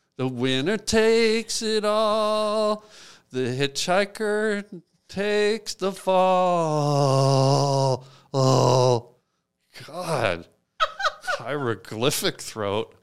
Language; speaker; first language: English; native; English